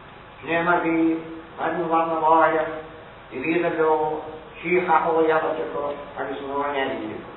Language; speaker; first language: Irish; native; Irish